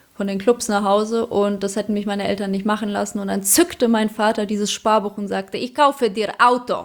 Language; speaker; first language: German; early bilingual, other home language; Polish